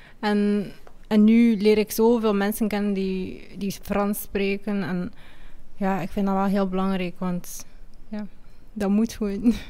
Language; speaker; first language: Dutch; early bilingual, other home language; Amharic